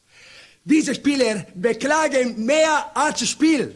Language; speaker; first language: German; non-native, learner; Italian